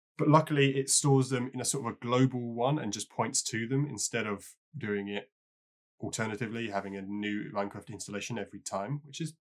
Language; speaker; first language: English; native; English